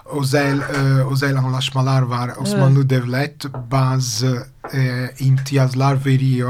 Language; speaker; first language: Turkish; non-native, fluent; Italian